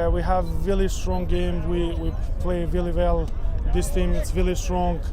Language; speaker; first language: English; non-native, learner; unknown